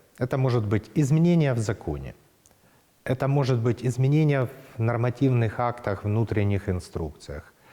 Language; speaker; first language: Russian; native; Russian